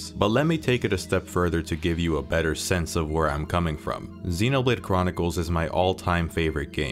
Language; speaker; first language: English; native; English